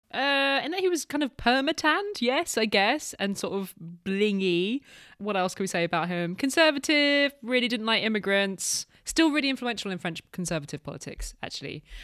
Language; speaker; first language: English; native; English